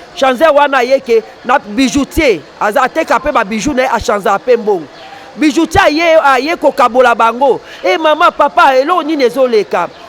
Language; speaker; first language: Lingala; native; Lingala